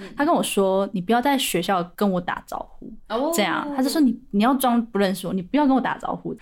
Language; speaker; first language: Chinese; native; Chinese